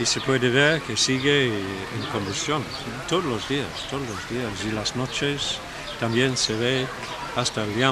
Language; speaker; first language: Spanish; non-native, fluent; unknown